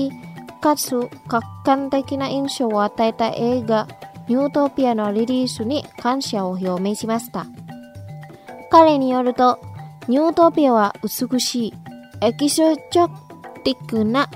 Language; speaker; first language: Japanese; non-native, fluent; Indonesian